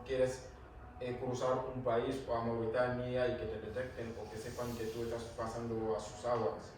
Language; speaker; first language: Spanish; non-native, fluent; Wolof